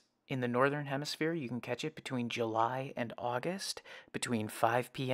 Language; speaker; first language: English; native; English